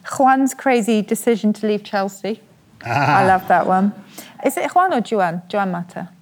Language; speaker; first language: English; native; English